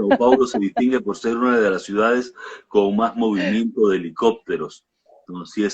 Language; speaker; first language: Spanish; native; Spanish